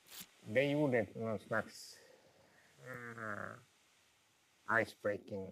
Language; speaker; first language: Swedish; non-native, local second language; Finnish